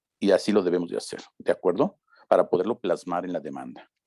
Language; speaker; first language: Spanish; native; Spanish